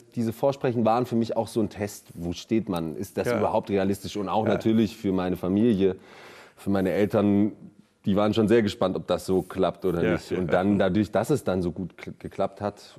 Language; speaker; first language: German; native; German